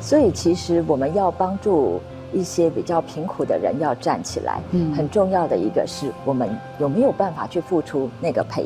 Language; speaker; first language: Chinese; native; Chinese